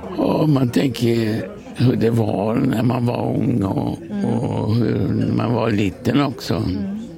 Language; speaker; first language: Swedish; early bilingual, other home language; Portuguese